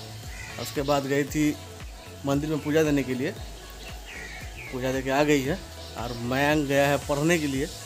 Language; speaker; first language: Hindi; native; Hindi